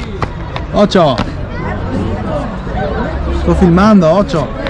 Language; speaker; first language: Italian; native; Italian